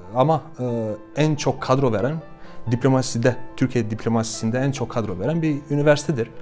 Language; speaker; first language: Turkish; non-native, fluent; Albanian